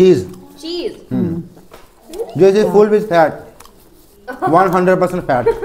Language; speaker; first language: English; non-native, learner; Hindi